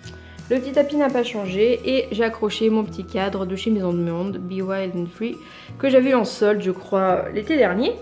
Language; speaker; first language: French; native; French